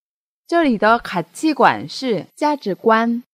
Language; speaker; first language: Chinese; non-native, fluent; Korean